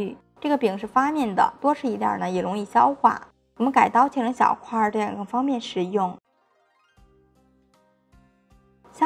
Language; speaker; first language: Chinese; native; Chinese